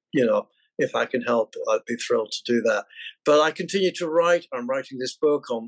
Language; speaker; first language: English; native; English